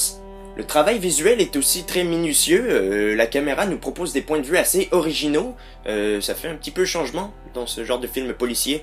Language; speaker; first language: French; native; French